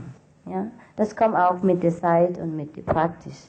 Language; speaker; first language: German; non-native, fluent; Vietnamese